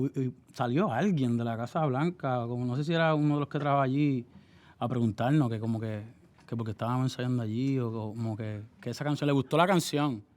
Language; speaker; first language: Spanish; native; Spanish